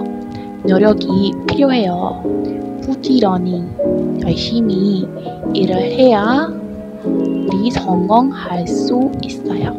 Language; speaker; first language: Korean; non-native, learner; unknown